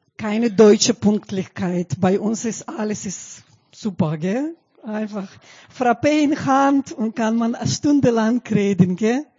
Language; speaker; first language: German; non-native, fluent; Russian